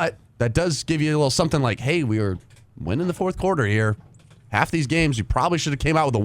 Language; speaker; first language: English; native; English